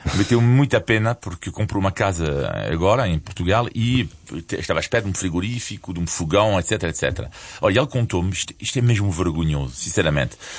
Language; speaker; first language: Portuguese; non-native, fluent; French